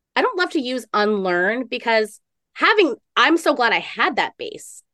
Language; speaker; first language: English; native; English